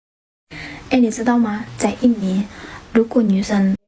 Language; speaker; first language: Chinese; non-native, learner; Indonesian